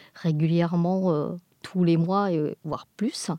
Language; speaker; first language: French; non-native, fluent; English